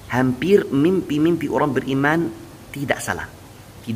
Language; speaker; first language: Indonesian; non-native, fluent; Arabic